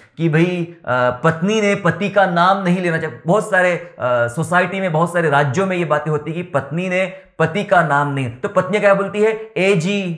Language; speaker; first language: Hindi; non-native, local second language; Marathi